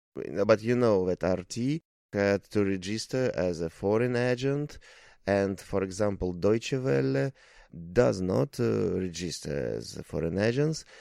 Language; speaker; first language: English; non-native, learner; Russian